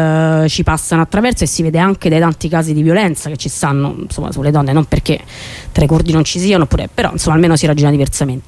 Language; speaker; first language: Italian; native; Italian